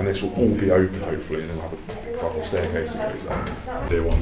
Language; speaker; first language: English; native; English